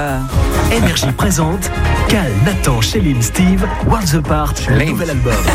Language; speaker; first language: French; native; French